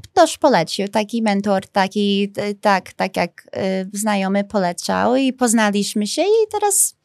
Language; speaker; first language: Polish; early bilingual, heritage; Polish